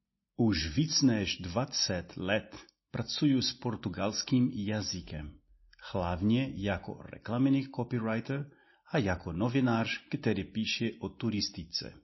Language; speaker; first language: Czech; non-native, learner; Portuguese